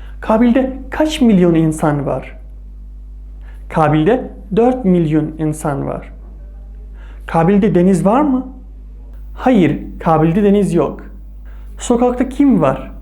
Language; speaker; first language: Turkish; non-native, fluent; Persian